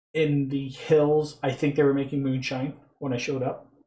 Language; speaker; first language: English; native; English